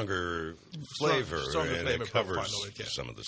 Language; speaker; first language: English; native; English